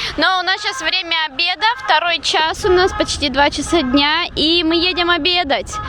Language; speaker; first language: Russian; native; Russian